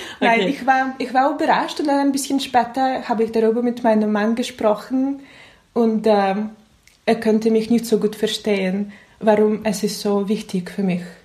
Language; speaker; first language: German; non-native, learner; Russian